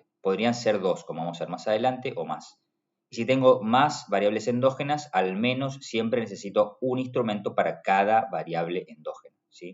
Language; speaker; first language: Spanish; native; Spanish